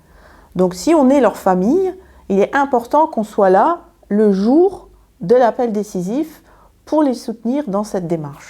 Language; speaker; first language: French; native; French